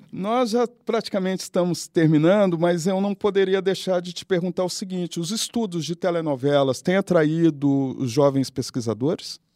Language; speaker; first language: Portuguese; native; Portuguese